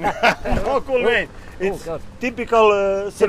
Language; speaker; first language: English; non-native, learner; Serbian